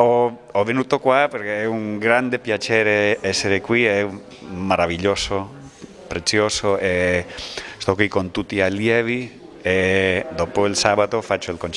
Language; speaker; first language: Italian; non-native, fluent; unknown